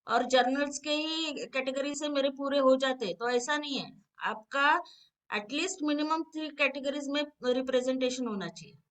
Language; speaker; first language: Hindi; non-native, local second language; Marathi